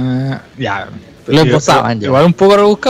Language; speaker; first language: Spanish; native; Spanish